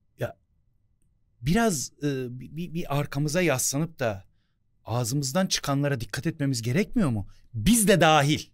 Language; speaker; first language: Turkish; native; Turkish